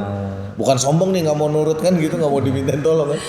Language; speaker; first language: Indonesian; native; Indonesian